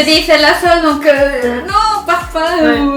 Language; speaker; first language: French; non-native, fluent; Spanish